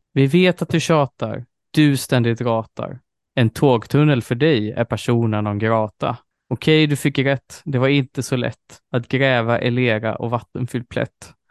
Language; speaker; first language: Swedish; native; Swedish